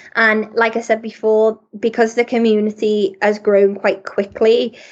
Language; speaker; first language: English; native; English